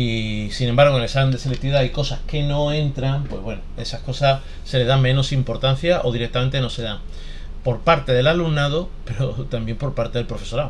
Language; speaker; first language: Spanish; native; Spanish